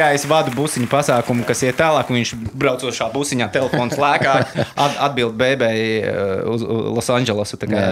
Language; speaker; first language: Latvian; native; Latvian